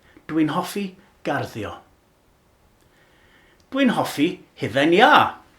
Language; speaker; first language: Welsh; non-native, learner; English